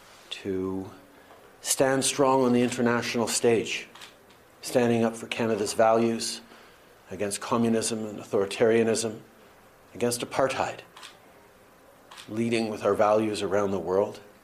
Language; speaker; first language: English; early bilingual, other home language; French